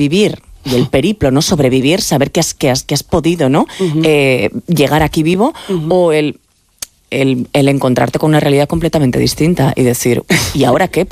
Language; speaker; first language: Spanish; native; Spanish